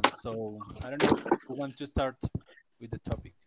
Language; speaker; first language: English; non-native, learner; Spanish